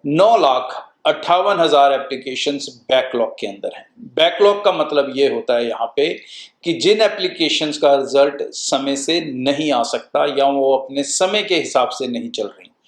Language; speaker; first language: Hindi; non-native, local second language; Punjabi